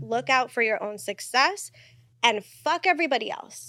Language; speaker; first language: English; non-native, fluent; Spanish